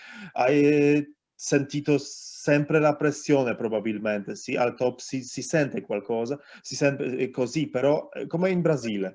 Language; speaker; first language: Italian; non-native, learner; Polish